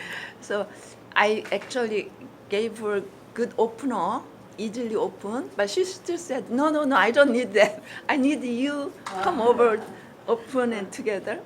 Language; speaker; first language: English; non-native, learner; Korean